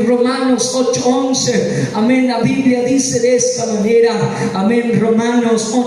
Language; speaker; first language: Spanish; native; Spanish